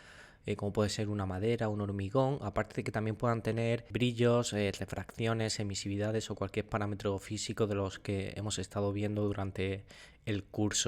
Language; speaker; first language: Spanish; native; Spanish